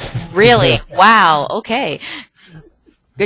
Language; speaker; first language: English; native; English